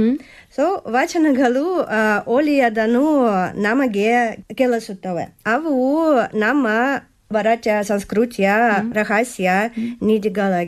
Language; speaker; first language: Kannada; non-native, learner; Russian